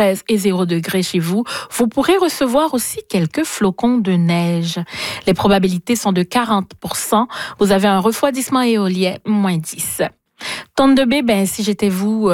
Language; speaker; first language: French; native; French